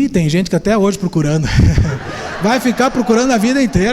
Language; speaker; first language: Portuguese; native; Portuguese